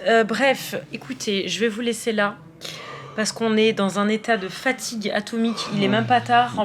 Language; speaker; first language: French; native; French